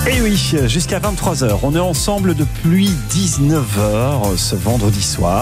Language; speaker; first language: French; native; French